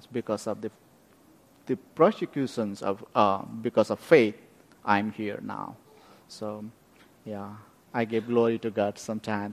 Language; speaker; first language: English; non-native, local second language; Nepali